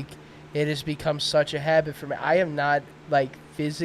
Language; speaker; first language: English; native; English